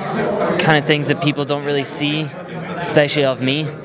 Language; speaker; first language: English; native; English